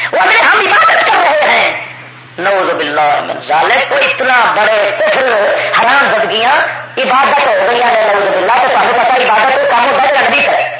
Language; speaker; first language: Urdu; non-native, local second language; Punjabi